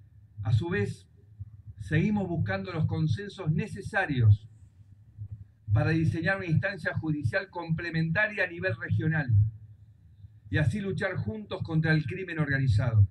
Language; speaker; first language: Spanish; native; Spanish